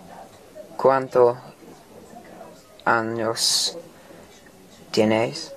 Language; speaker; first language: Spanish; non-native, learner; English